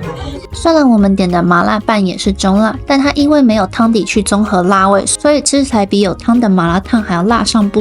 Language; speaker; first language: Chinese; native; Chinese